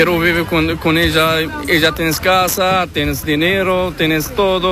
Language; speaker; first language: Spanish; non-native, learner; Arabic